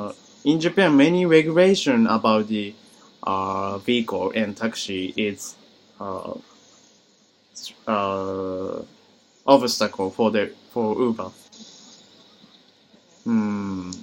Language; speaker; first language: English; non-native, learner; Japanese